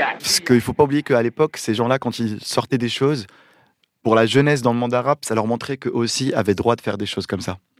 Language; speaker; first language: French; non-native, local second language; Arabic